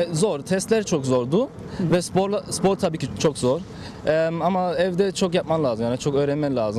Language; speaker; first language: Turkish; early bilingual, heritage; Turkish